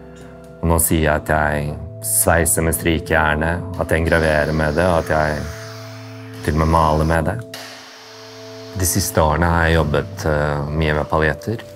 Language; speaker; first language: Norwegian; early bilingual, other home language; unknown